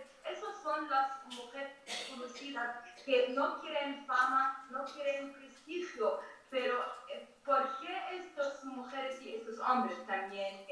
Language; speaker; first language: Spanish; non-native, fluent; Arabic